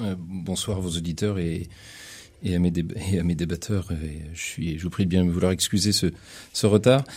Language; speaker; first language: French; native; French